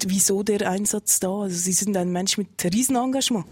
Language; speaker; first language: German; native; German